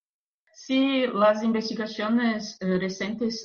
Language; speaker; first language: Spanish; non-native, fluent; Portuguese